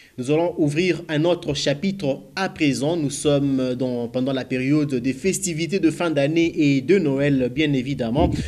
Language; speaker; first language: French; non-native, local second language; Swahili